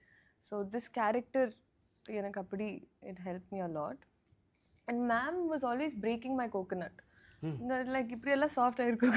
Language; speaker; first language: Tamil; non-native, learner; Telugu